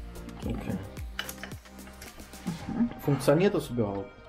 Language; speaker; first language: German; native; German